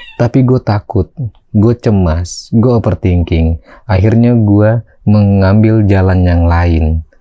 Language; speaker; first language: Indonesian; native; Indonesian